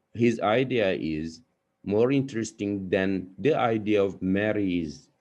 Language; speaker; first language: English; non-native, fluent; Turkish